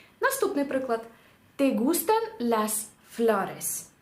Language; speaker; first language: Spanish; non-native, fluent; Ukrainian